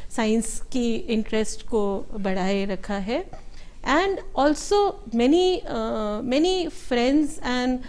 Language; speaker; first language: Hindi; native; Hindi